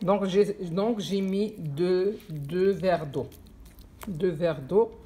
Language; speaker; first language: French; non-native, local second language; Arabic